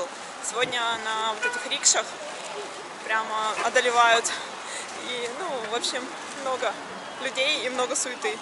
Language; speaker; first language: Russian; native; Russian